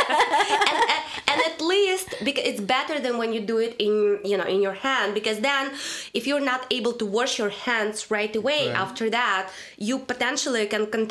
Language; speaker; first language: English; non-native, fluent; Russian